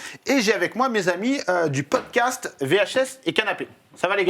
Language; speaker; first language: French; native; French